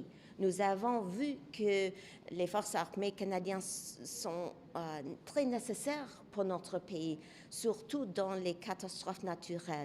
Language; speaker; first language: French; non-native, local second language; English